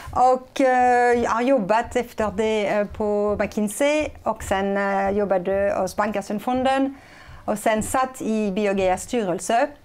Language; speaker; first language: Swedish; non-native, fluent; French